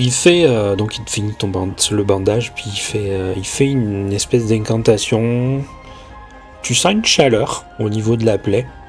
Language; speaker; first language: French; native; French